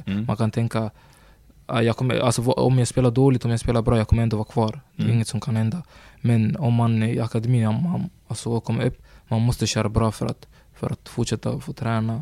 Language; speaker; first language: Swedish; early bilingual, other home language; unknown